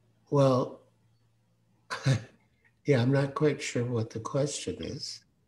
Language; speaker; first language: English; native; English